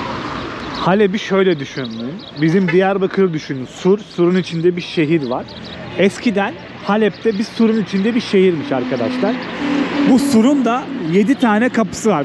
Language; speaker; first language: Turkish; native; Turkish